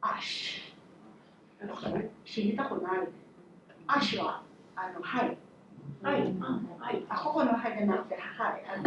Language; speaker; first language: Japanese; non-native, fluent; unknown